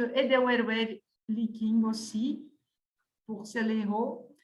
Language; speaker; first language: French; non-native, fluent; Portuguese